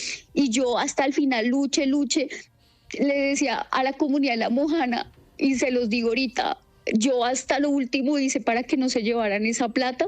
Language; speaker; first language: Spanish; native; Spanish